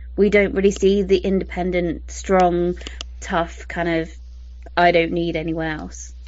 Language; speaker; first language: English; native; English